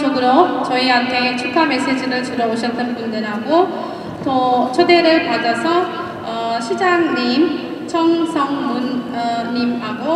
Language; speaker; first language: Korean; non-native, fluent; Sinhala